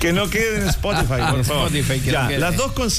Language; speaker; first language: Spanish; native; Spanish